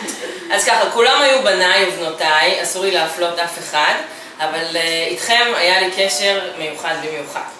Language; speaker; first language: Hebrew; native; Hebrew